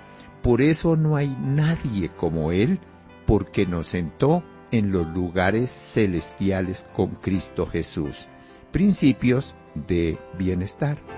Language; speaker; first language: Spanish; native; Spanish